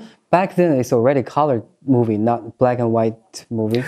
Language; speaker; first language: English; non-native, fluent; Chinese